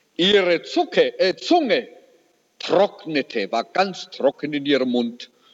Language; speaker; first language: German; early bilingual, heritage; German